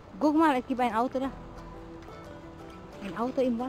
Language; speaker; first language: German; non-native, learner; Indonesian